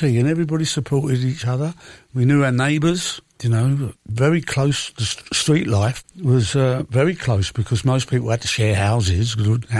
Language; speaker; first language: English; native; English